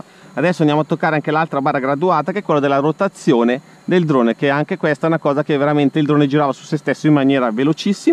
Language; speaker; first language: Italian; native; Italian